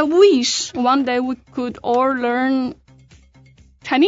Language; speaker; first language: English; non-native, fluent; Chinese